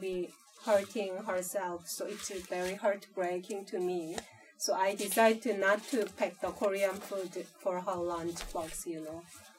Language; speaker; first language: English; non-native, fluent; Korean